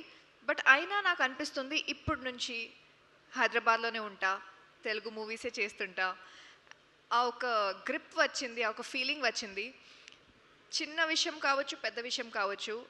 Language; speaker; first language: Telugu; non-native, learner; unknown